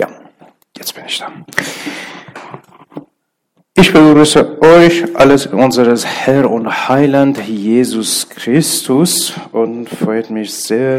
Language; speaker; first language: German; non-native, learner; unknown